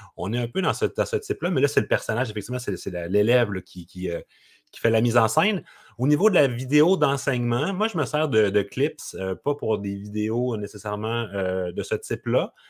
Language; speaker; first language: French; native; French